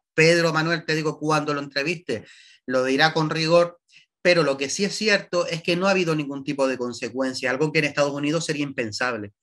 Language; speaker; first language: Spanish; native; Spanish